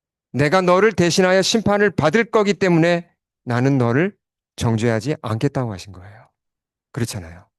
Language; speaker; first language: Korean; native; Korean